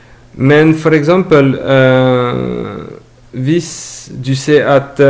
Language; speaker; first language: Norwegian; non-native, fluent; French